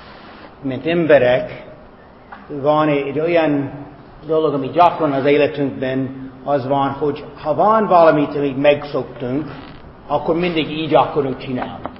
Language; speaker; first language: Hungarian; non-native, fluent; English